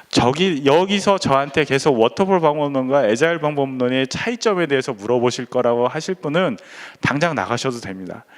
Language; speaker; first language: Korean; native; Korean